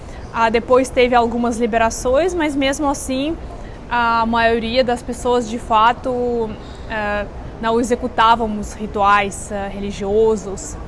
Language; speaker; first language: Portuguese; non-native, fluent; Russian